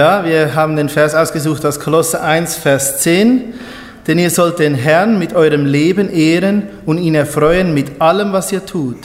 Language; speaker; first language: German; native; German